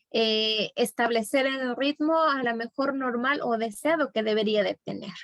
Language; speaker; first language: Spanish; native; Spanish